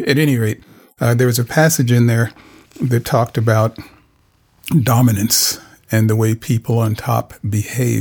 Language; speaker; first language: English; native; English